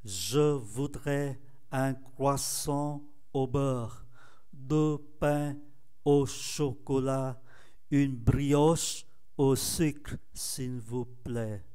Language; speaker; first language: French; non-native, fluent; Vietnamese